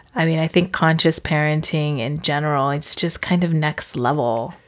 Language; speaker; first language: English; native; English